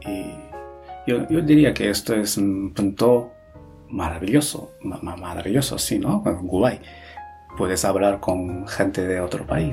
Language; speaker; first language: Spanish; non-native, fluent; Japanese